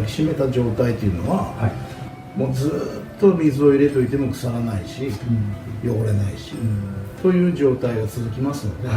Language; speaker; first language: Japanese; native; Japanese